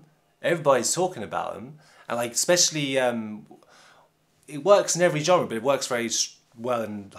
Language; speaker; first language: English; native; English